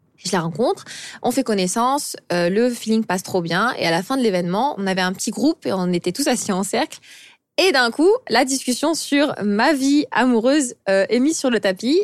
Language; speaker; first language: French; early bilingual, other home language; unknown